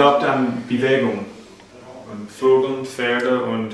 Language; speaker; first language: German; non-native, learner; English